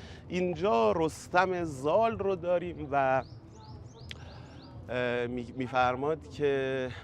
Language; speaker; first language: Persian; native; Persian